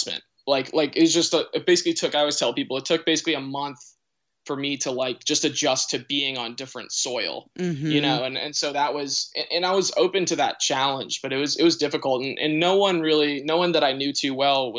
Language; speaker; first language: English; native; English